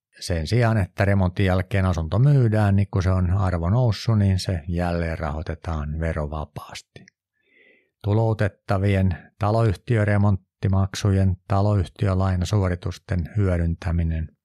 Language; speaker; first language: Finnish; native; Finnish